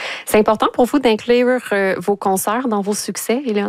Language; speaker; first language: French; native; French